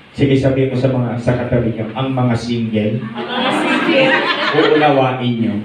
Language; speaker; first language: Filipino; non-native, local second language; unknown